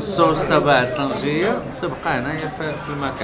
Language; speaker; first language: Arabic; native; Arabic